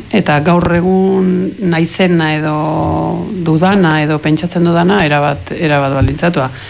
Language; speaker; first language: Basque; early bilingual, heritage; Spanish